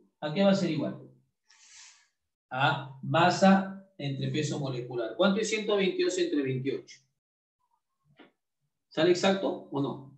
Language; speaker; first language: Spanish; native; Spanish